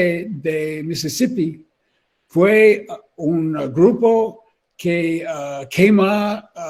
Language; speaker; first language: Spanish; non-native, learner; English